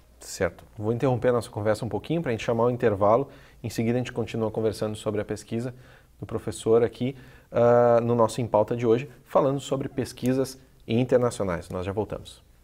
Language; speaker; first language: Portuguese; native; Portuguese